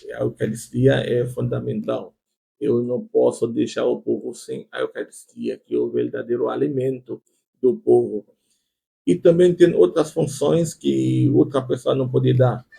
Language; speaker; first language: Portuguese; non-native, fluent; Haitian Creole